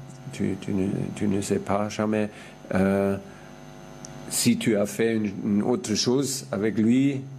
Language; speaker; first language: French; non-native, fluent; German